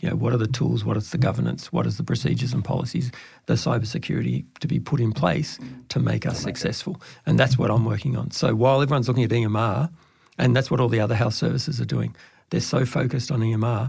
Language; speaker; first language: English; native; English